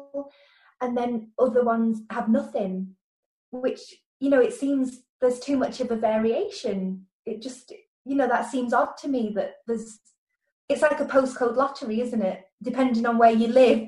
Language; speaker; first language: English; native; English